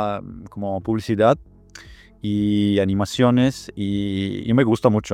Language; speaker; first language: Spanish; non-native, fluent; Italian